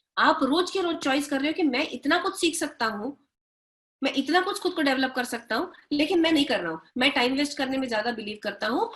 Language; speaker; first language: Hindi; native; Hindi